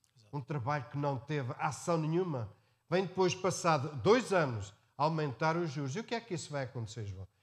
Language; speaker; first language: Portuguese; native; Portuguese